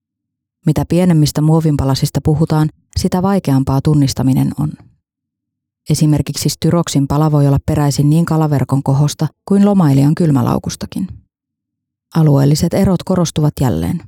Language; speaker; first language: Finnish; native; Finnish